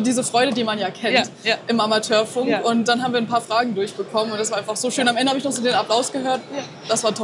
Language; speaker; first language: German; native; German